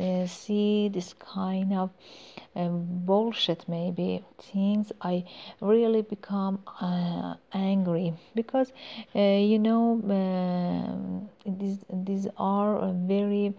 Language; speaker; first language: English; non-native, learner; Persian